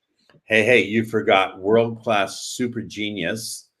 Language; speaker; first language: English; native; English